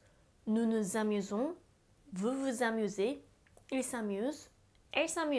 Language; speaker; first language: French; non-native, fluent; Japanese